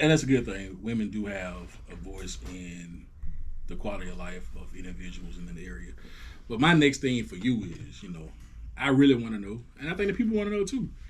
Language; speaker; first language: English; native; English